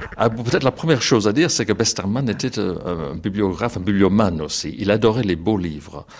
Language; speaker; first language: French; non-native, fluent; English